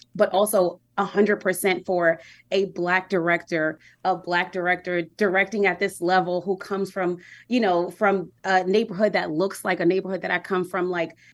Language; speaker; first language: English; native; English